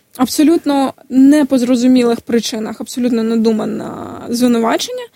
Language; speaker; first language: Ukrainian; non-native, local second language; Crimean Tatar